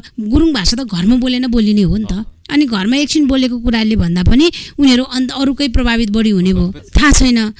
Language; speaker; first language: Nepali; non-native, local second language; Gurung